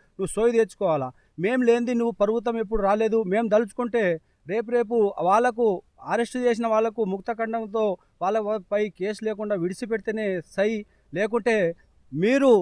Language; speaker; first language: Telugu; non-native, local second language; Lambadi